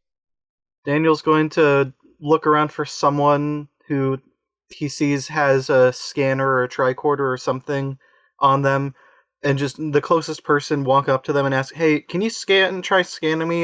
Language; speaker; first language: English; native; English